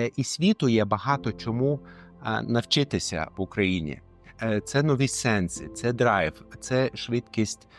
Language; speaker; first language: Ukrainian; non-native, fluent; Lithuanian